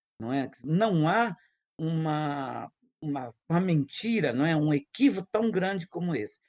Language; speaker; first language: Portuguese; non-native, local second language; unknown